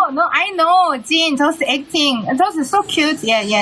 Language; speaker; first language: English; non-native, learner; Korean